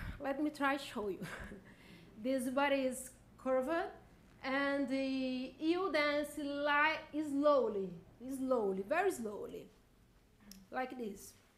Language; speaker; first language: English; non-native, learner; Portuguese